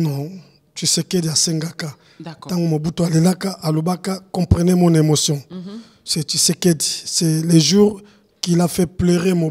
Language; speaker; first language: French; non-native, local second language; Lingala